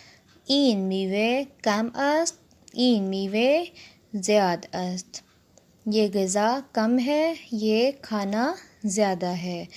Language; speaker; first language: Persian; non-native, fluent; Urdu